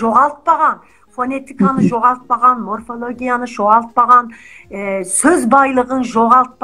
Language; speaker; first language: Kazakh; non-native, fluent; Turkish